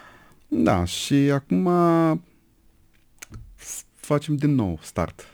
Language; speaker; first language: Romanian; non-native, local second language; Russian